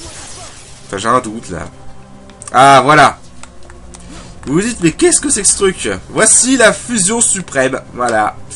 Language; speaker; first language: French; native; French